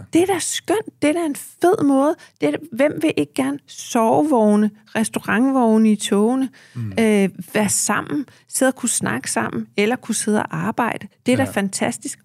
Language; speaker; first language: Danish; native; Danish